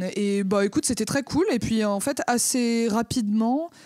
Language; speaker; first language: French; native; French